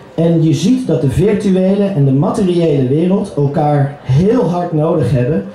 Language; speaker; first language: Dutch; native; Dutch